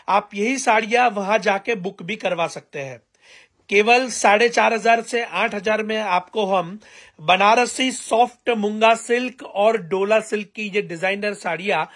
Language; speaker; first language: Hindi; non-native, local second language; Gujarati